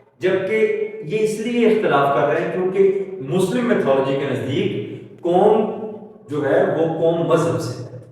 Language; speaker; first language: Urdu; native; Urdu